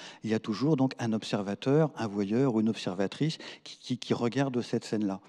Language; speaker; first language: French; native; French